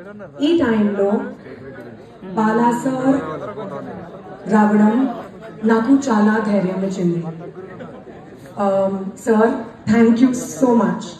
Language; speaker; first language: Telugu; non-native, learner; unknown